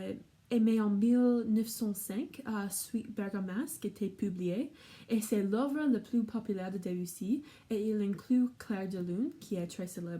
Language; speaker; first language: French; non-native, learner; English